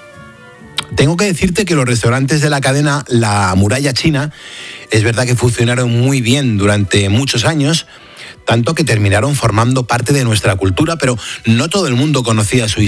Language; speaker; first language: Spanish; native; Spanish